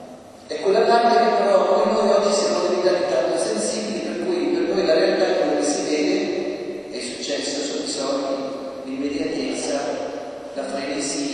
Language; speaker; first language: Italian; native; Italian